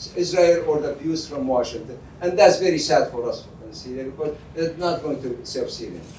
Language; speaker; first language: English; non-native, fluent; Arabic